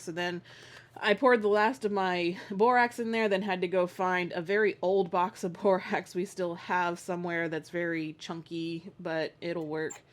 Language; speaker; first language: English; native; English